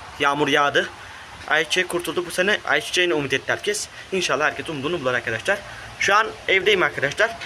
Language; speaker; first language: Turkish; native; Turkish